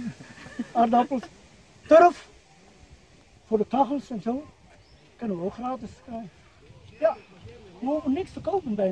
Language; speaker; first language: Dutch; early bilingual, other home language; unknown